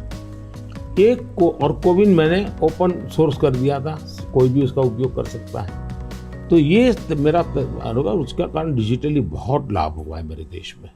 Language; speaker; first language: Hindi; native; Hindi